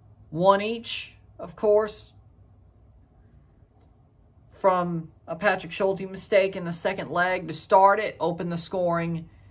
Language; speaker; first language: English; native; English